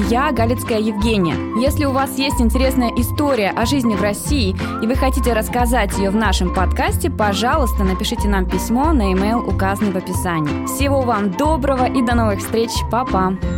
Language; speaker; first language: Russian; native; Russian